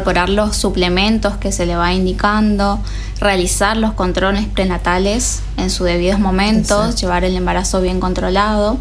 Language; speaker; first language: Spanish; native; Spanish